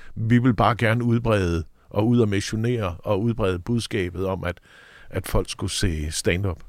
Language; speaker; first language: Danish; native; Danish